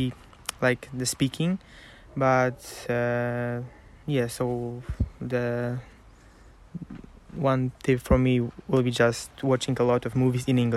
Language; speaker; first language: English; non-native, learner; Ukrainian